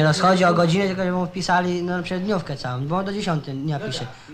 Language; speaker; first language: Polish; native; Polish